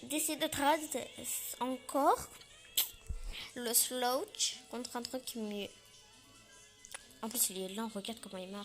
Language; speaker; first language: French; native; French